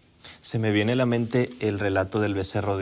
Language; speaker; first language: Spanish; native; Spanish